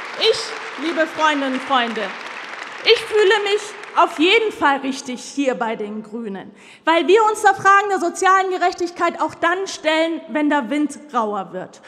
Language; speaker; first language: German; early bilingual, other home language; Turkish